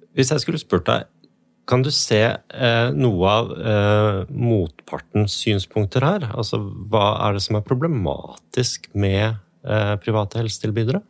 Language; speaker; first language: Norwegian; native; Norwegian